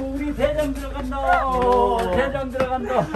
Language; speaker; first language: Korean; native; Korean